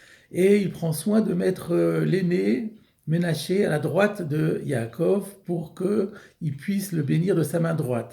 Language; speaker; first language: French; native; French